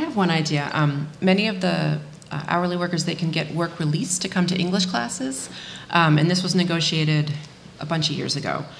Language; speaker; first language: English; native; English